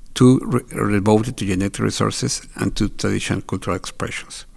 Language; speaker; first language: English; non-native, fluent; Spanish